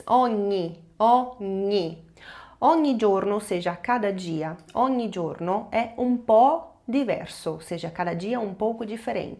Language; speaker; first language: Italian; non-native, fluent; Portuguese